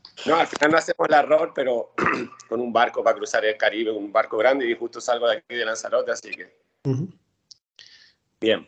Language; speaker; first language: Spanish; native; Spanish